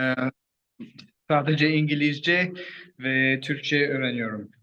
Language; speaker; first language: Turkish; non-native, learner; English